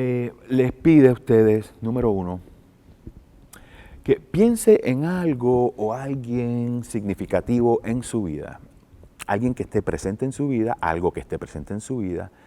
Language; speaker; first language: Spanish; native; Spanish